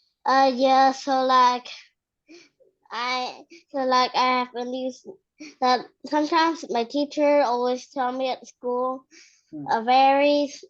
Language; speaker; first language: English; non-native, learner; Vietnamese